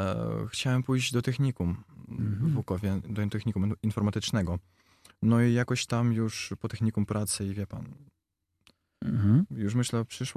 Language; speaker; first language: Polish; non-native, fluent; Russian